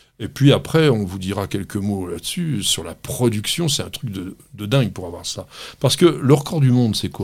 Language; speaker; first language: French; native; French